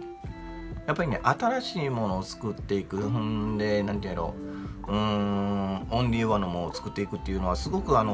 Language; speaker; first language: Japanese; native; Japanese